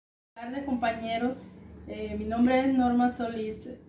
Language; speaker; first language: Spanish; native; Spanish